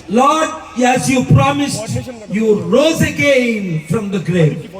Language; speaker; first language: English; non-native, local second language; Telugu